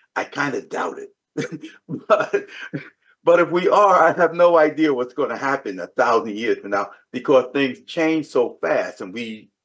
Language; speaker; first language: English; native; English